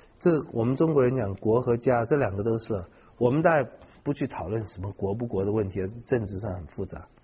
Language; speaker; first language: Chinese; native; Chinese